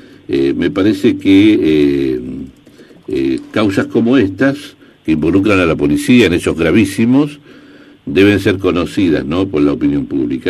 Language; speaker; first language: Spanish; native; Spanish